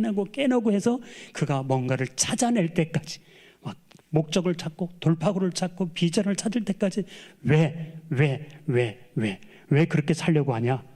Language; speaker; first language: Korean; native; Korean